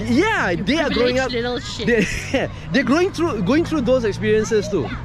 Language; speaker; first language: English; non-native, local second language; Malay